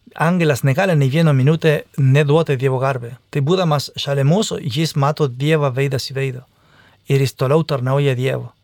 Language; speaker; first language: Lithuanian; non-native, fluent; Spanish